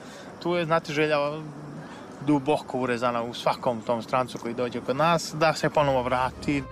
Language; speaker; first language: Serbian; native; Serbian